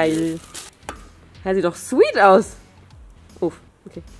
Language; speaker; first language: German; native; German